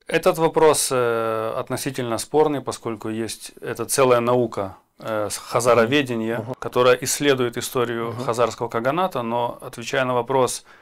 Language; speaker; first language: Russian; native; Russian